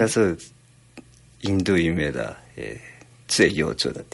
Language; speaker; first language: Chinese; non-native, fluent; Japanese